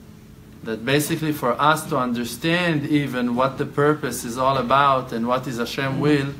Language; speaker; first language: English; non-native, fluent; Hebrew